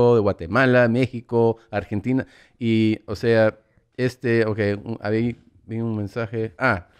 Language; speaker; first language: Spanish; early bilingual, heritage; Spanish